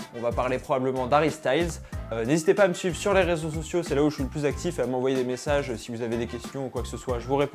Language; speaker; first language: French; native; French